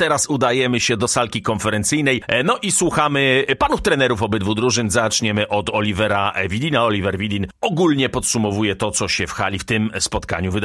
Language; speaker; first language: Polish; native; Polish